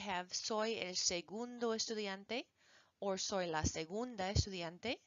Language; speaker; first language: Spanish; non-native, fluent; English